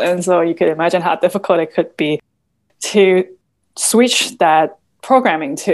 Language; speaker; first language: English; non-native, local second language; Cantonese